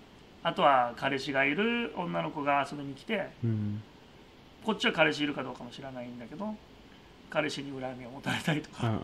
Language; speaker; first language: Japanese; native; Japanese